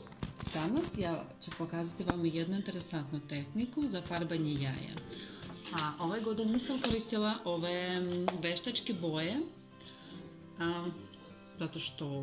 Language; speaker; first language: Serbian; non-native, learner; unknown